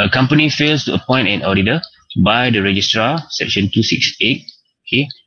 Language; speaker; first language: English; non-native, local second language; Malay